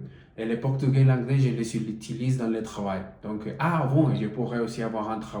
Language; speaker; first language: French; non-native, learner; Spanish